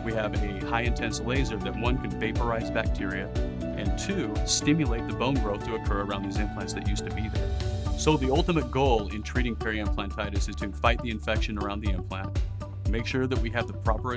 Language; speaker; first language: English; native; English